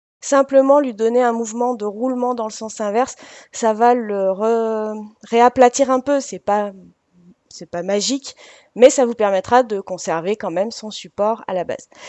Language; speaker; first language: French; native; French